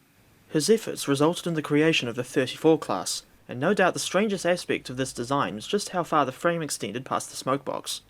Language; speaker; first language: English; native; English